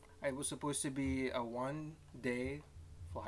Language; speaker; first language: English; non-native, fluent; Lithuanian